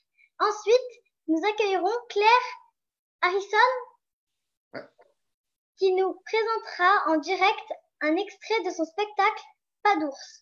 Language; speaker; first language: French; native; French